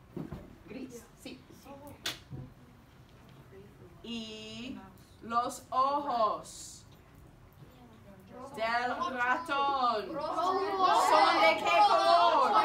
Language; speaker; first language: Spanish; non-native, fluent; English